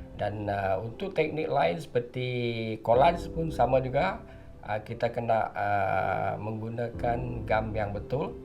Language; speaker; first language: Malay; non-native, local second language; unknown